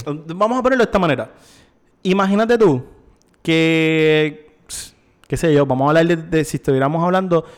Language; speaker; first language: Spanish; native; Spanish